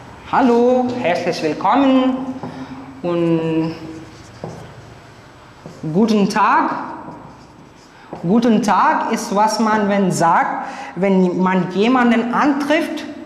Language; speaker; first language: German; non-native, fluent; Marathi